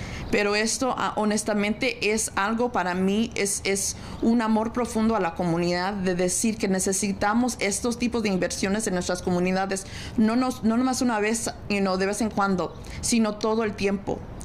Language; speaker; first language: Spanish; early bilingual, heritage; Spanish